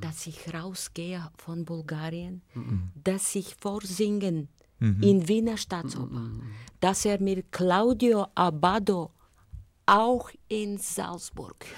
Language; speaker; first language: German; non-native, fluent; Bulgarian